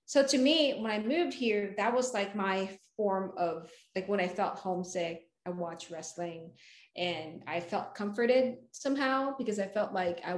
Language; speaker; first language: English; non-native, local second language; Filipino